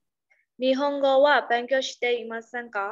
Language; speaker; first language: Japanese; non-native, learner; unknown